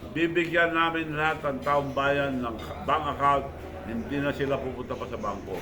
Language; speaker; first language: Filipino; non-native, local second language; Iloko